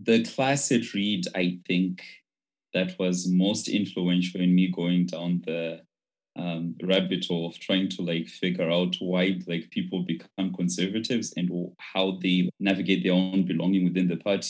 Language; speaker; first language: English; non-native, local second language; Shona